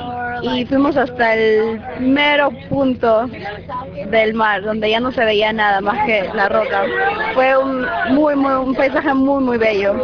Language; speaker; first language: Spanish; non-native, learner; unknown